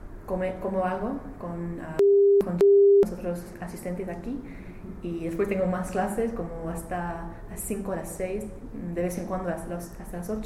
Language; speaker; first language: Spanish; non-native, learner; English